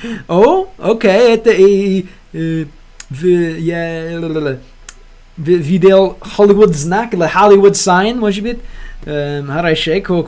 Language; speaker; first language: Russian; non-native, learner; English